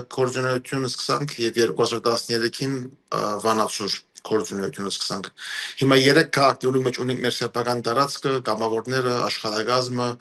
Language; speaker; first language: Armenian; early bilingual, heritage; Armenian